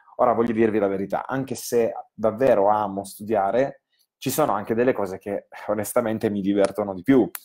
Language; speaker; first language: Italian; native; Italian